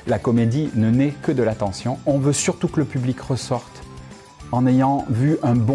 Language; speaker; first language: French; native; French